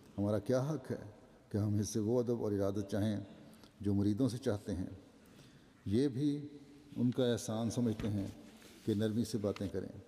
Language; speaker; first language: Urdu; native; Urdu